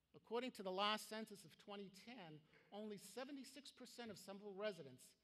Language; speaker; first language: English; native; English